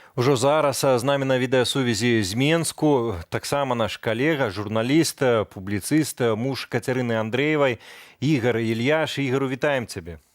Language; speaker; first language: Belarusian; native; Belarusian